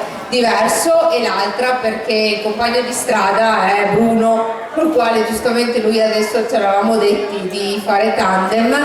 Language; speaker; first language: Italian; native; Italian